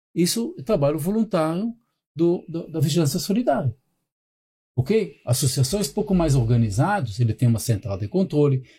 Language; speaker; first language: Portuguese; non-native, fluent; Hebrew